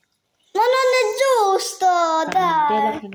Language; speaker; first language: Italian; early bilingual, other home language; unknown